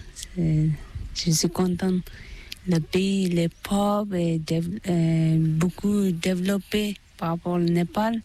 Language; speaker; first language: French; non-native, learner; Tibetan